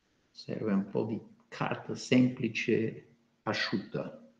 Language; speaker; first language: Italian; non-native, fluent; Bulgarian